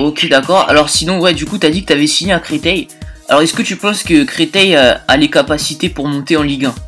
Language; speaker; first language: French; native; French